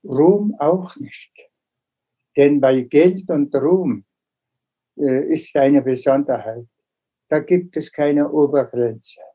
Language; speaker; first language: German; non-native, fluent; Mongolian